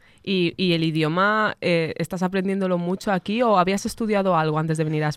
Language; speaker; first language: Spanish; native; Spanish